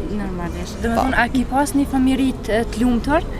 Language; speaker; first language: Albanian; native; Albanian